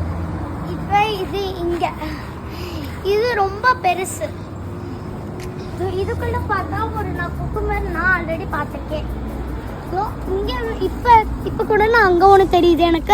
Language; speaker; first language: Tamil; early bilingual, heritage; Tamil